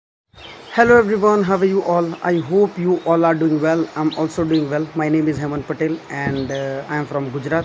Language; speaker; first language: English; non-native, learner; Gujarati